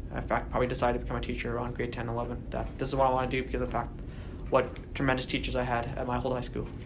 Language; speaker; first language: English; native; English